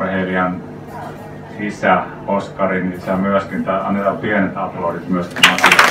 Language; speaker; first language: Finnish; native; Finnish